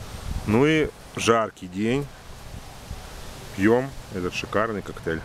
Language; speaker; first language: Russian; native; Russian